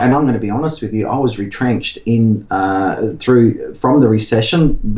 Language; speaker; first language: English; native; English